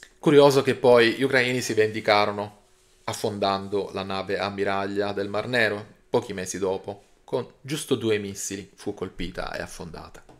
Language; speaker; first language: Italian; native; Italian